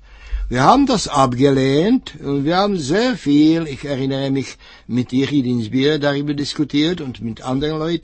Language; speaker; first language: German; non-native, fluent; Czech